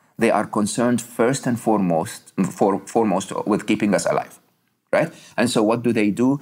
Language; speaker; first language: English; non-native, fluent; Arabic